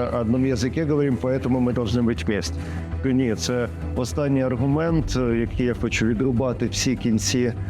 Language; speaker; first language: Ukrainian; non-native, local second language; Russian